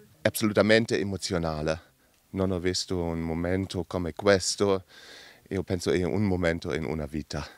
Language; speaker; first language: Italian; non-native, learner; German